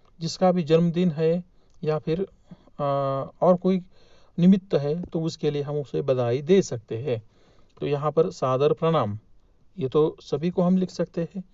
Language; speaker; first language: Hindi; non-native, local second language; Marathi